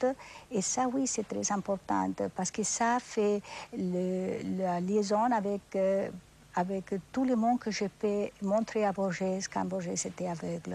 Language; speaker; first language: French; non-native, fluent; Spanish